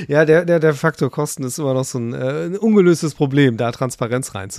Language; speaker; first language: German; native; German